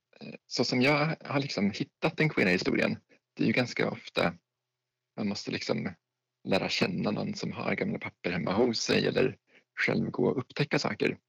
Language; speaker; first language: Swedish; native; Swedish